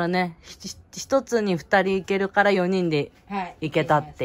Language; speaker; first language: Japanese; native; Japanese